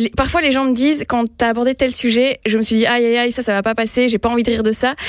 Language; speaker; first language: French; native; French